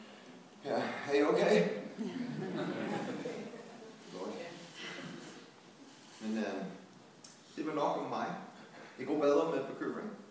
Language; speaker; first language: Danish; non-native, fluent; English